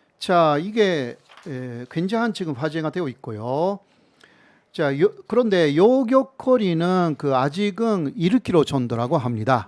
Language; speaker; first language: Korean; non-native, fluent; Japanese